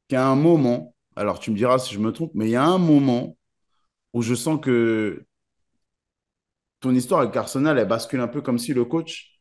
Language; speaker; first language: French; native; French